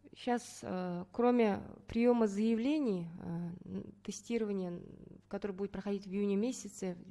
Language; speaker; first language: Russian; non-native, local second language; Kazakh